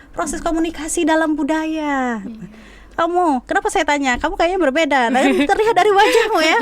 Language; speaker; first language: Indonesian; native; Indonesian